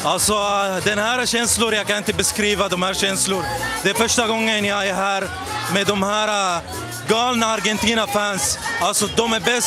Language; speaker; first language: Swedish; non-native, learner; Spanish